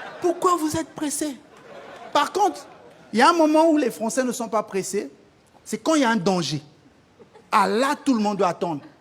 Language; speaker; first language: French; non-native, local second language; Lingala